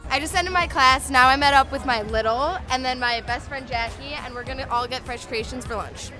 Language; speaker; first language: English; native; English